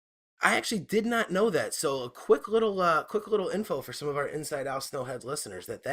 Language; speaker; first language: English; native; English